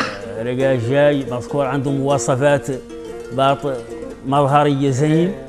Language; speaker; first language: Arabic; native; Arabic